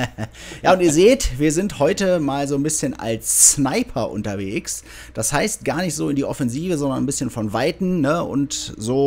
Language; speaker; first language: German; native; German